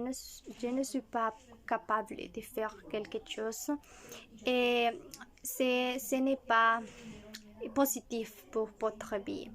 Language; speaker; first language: French; non-native, learner; Spanish